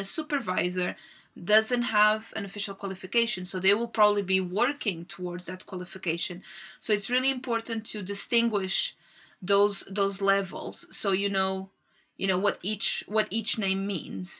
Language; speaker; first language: English; non-native, fluent; Portuguese